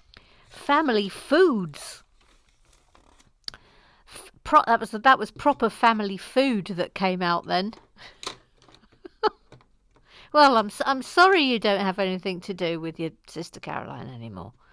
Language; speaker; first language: English; native; English